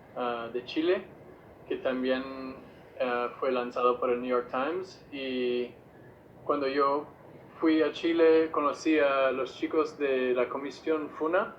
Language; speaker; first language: Spanish; non-native, fluent; English